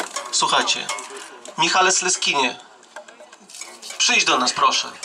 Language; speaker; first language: Polish; native; Polish